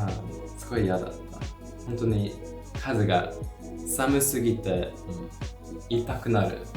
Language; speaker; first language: Japanese; non-native, learner; English